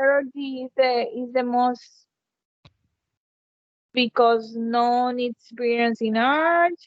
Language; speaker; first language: English; non-native, learner; Spanish